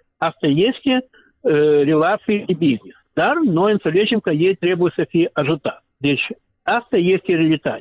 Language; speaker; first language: Romanian; non-native, local second language; Russian